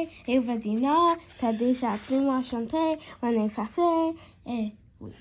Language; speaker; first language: French; non-native, learner; English